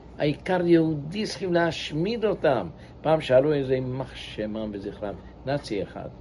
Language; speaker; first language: Hebrew; native; Hebrew